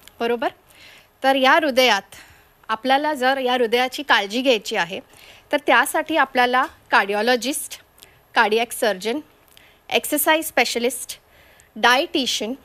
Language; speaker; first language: Marathi; non-native, local second language; Konkani